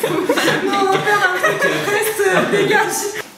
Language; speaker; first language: French; non-native, fluent; Turkish